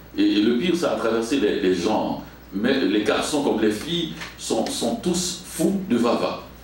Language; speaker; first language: French; non-native, local second language; Haitian Creole